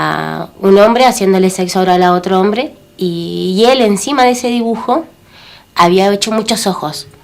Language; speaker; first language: Spanish; native; Spanish